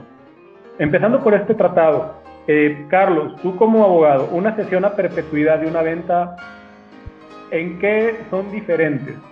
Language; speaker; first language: Spanish; native; Spanish